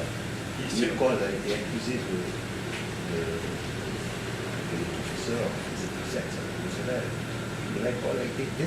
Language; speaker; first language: French; non-native, fluent; Portuguese